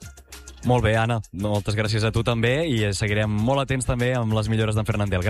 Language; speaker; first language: Catalan; native; Catalan